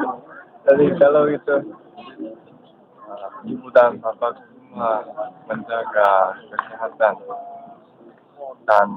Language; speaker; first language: Indonesian; non-native, learner; Korean